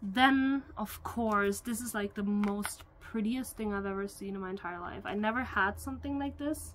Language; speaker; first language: English; non-native, fluent; German